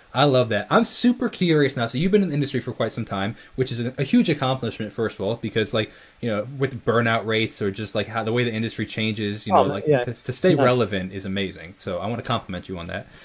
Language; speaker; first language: English; native; English